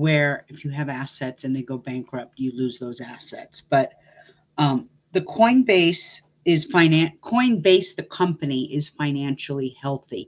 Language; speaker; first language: English; native; English